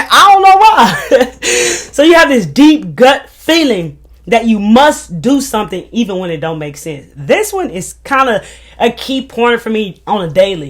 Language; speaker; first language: English; native; English